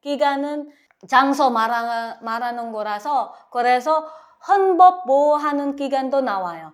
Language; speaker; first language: Korean; non-native, learner; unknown